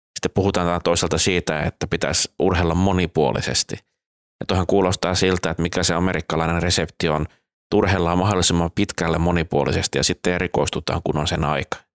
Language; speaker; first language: Finnish; native; Finnish